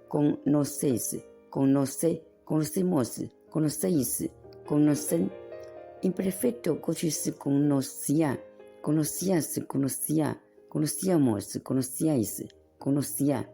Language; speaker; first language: Spanish; non-native, fluent; Chinese